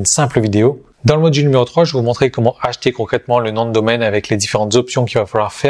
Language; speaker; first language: French; native; French